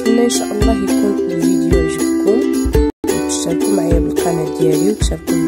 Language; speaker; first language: Arabic; native; Arabic